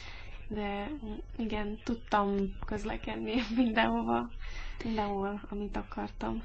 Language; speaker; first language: Hungarian; early bilingual, heritage; English